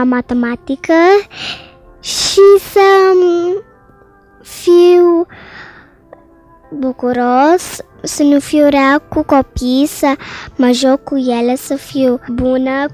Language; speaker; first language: Romanian; early bilingual, heritage; Romanian